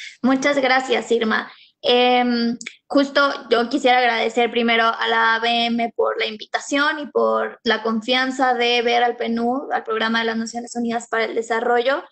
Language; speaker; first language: Spanish; native; Spanish